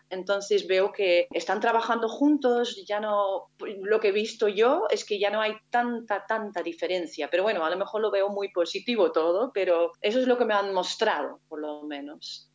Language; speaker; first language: Spanish; non-native, fluent; Dutch